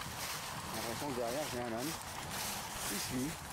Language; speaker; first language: French; native; French